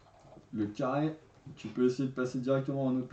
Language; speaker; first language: French; native; French